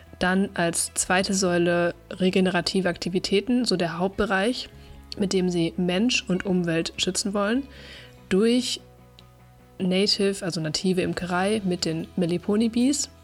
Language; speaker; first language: German; native; German